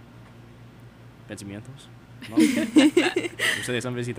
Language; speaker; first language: Spanish; non-native, learner; English